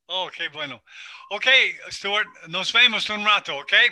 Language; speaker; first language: Spanish; non-native, learner; English